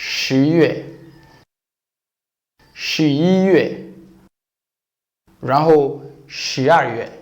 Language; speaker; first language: Chinese; non-native, fluent; Bambara